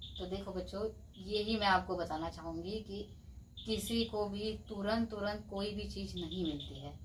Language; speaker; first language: Hindi; non-native, local second language; Konkani